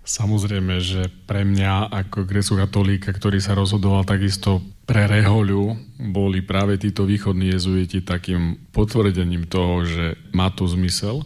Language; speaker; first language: Slovak; native; Slovak